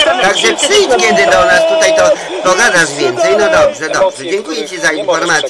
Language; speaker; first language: Polish; native; Polish